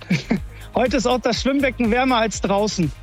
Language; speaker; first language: German; native; German